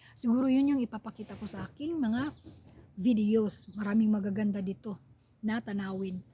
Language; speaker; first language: Filipino; non-native, local second language; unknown